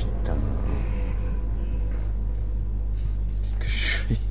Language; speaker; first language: French; native; French